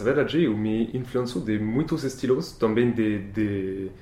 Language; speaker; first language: Portuguese; non-native, learner; French